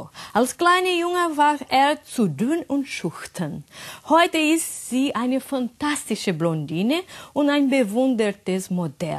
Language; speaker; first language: German; non-native, learner; Portuguese